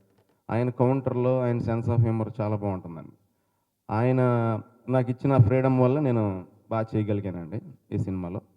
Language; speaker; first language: Telugu; native; Telugu